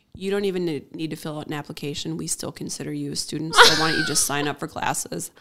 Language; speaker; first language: English; native; English